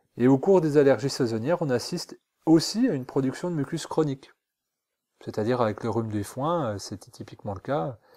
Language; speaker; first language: French; native; French